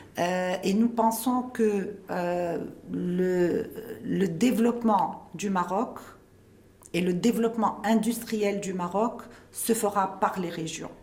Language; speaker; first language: French; non-native, local second language; Arabic